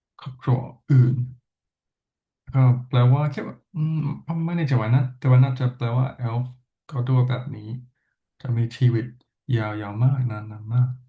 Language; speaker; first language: Thai; non-native, fluent; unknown